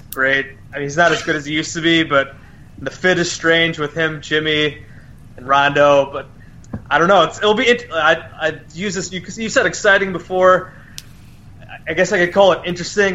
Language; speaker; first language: English; native; English